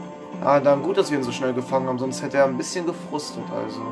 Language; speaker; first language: German; native; German